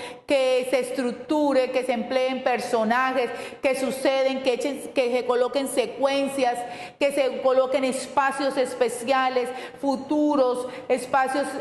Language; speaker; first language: Spanish; native; Spanish